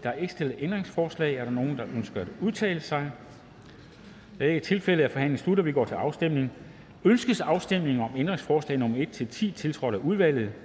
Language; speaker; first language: Danish; native; Danish